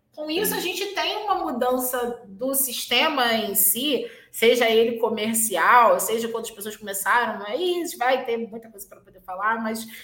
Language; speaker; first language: Portuguese; native; Portuguese